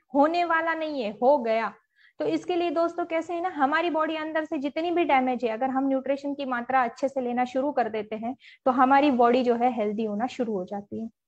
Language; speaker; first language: Hindi; non-native, local second language; Marathi